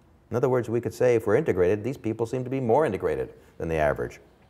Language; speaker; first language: English; early bilingual, other home language; German